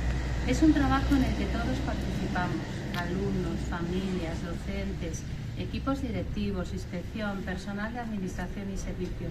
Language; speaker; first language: Spanish; native; Spanish